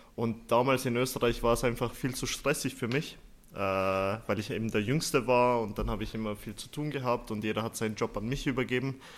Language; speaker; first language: German; early bilingual, other home language; Turkish